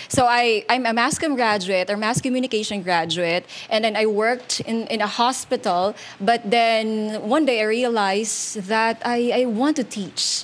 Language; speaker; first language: English; non-native, local second language; Hiligaynon